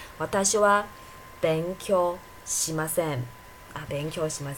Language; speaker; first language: Japanese; non-native, fluent; Chinese